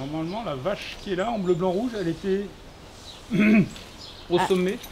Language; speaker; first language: French; native; French